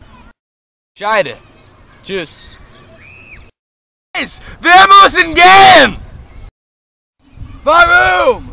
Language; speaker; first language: German; non-native, learner; English